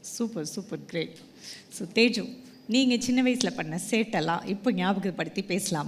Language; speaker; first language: Tamil; native; Tamil